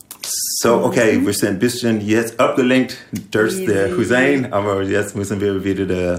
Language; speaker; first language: German; non-native, learner; English